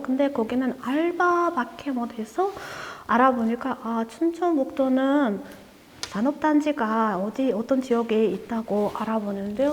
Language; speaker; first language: Korean; non-native, learner; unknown